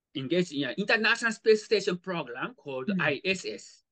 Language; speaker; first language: English; non-native, fluent; Japanese